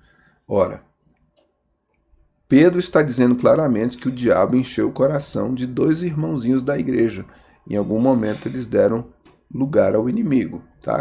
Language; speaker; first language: Portuguese; native; Portuguese